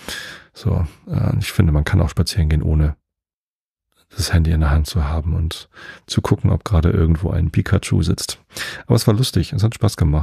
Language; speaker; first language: German; native; German